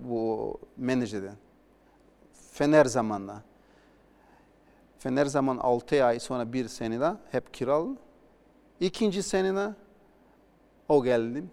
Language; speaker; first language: Turkish; non-native, learner; Portuguese